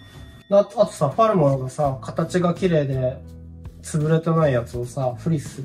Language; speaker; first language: Japanese; native; Japanese